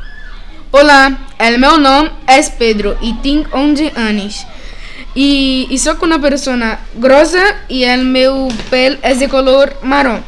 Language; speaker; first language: Catalan; non-native, learner; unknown